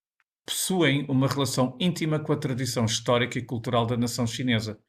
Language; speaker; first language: Portuguese; native; Portuguese